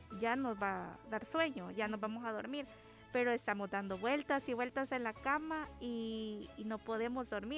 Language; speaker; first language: Spanish; native; Spanish